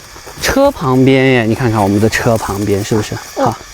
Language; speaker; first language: Chinese; native; Chinese